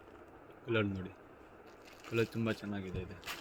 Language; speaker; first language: Kannada; non-native, local second language; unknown